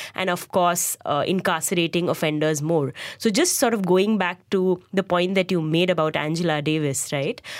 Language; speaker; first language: English; non-native, local second language; Hindi